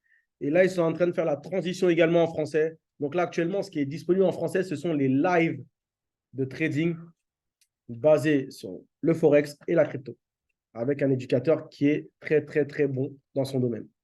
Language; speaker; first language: French; native; French